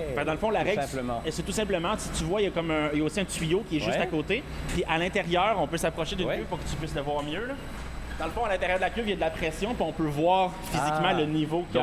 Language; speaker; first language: French; native; French